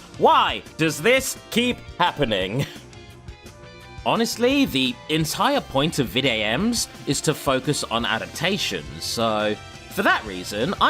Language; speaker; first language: English; native; English